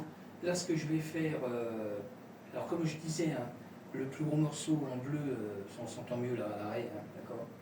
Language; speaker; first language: French; native; French